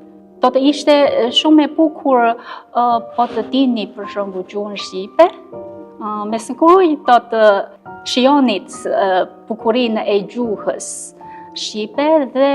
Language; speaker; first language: Albanian; non-native, fluent; Chinese